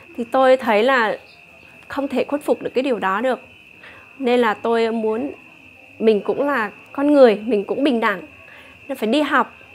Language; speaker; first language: Vietnamese; non-native, local second language; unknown